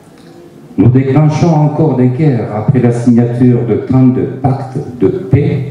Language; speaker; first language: French; non-native, fluent; Turkish